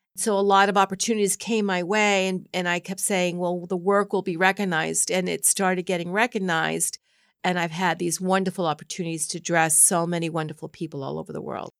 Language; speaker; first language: English; native; English